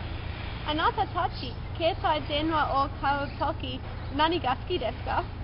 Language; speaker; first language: Japanese; non-native, learner; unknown